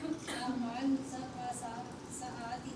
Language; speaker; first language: Arabic; non-native, learner; Urdu